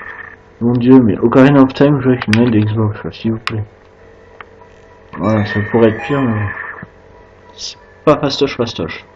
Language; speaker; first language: French; native; French